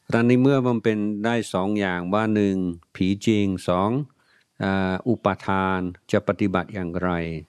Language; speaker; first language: Thai; non-native, fluent; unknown